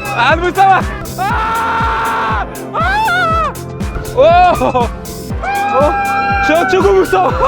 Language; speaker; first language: Korean; non-native, learner; French